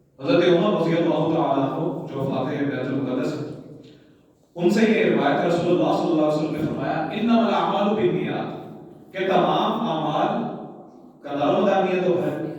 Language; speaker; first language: Urdu; non-native, local second language; Punjabi